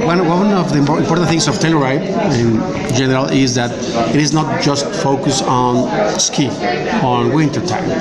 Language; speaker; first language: English; non-native, fluent; Spanish